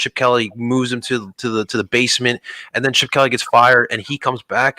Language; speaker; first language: English; native; English